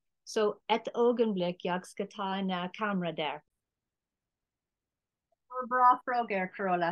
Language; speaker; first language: Swedish; non-native, learner; English